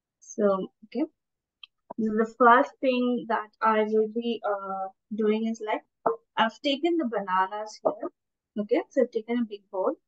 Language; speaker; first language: English; non-native, local second language; Tamil